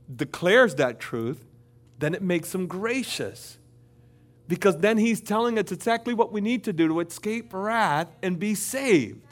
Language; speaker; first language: English; native; English